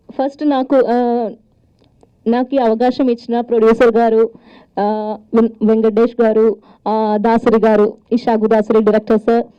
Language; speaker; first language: Telugu; non-native, learner; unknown